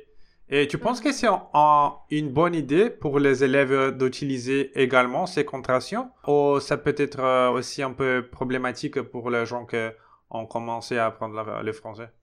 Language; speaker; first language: French; non-native, fluent; Portuguese